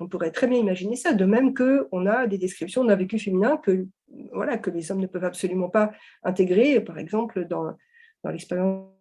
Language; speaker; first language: French; native; French